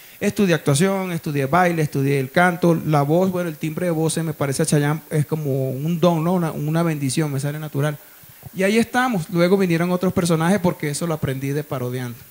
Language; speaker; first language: Spanish; native; Spanish